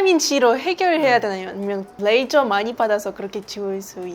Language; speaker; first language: Korean; non-native, fluent; Ukrainian